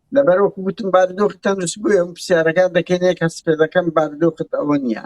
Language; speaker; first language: Central Kurdish; non-native, local second language; Kurdish